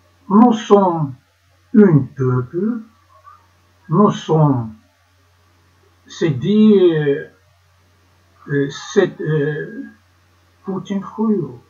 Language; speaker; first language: French; non-native, learner; Ukrainian